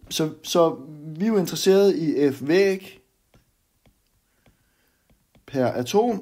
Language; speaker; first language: Danish; native; Danish